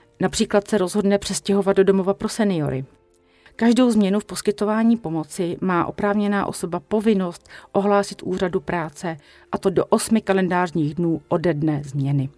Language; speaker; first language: Czech; native; Czech